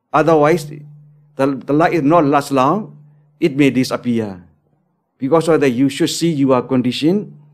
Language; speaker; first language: English; non-native, learner; Burmese